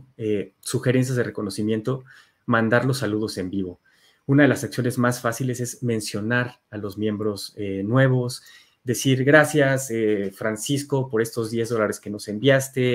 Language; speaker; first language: Spanish; native; Spanish